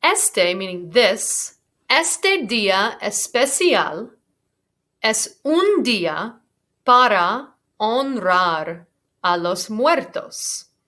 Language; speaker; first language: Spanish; non-native, fluent; English